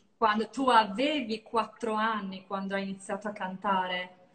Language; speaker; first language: Italian; non-native, fluent; English